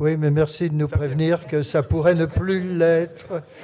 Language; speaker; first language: French; native; French